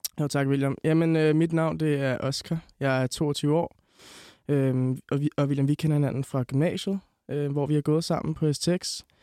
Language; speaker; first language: Danish; native; Danish